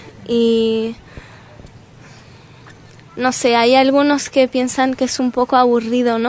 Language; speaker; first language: Spanish; early bilingual, heritage; Spanish